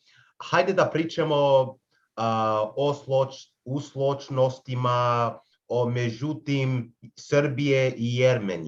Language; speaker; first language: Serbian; non-native, learner; English